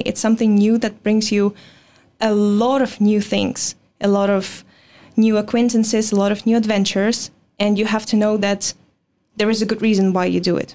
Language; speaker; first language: English; non-native, fluent; Russian